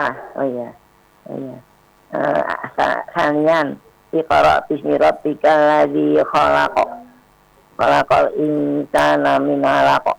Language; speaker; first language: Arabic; non-native, learner; Indonesian